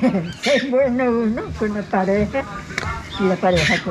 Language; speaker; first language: Spanish; native; Spanish